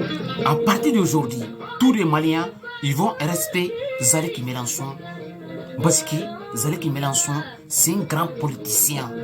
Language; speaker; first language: French; non-native, local second language; Soninke